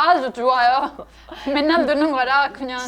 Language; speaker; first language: Korean; non-native, fluent; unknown